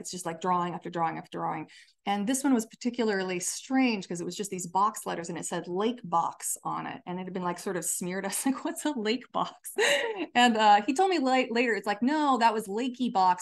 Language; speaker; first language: English; native; English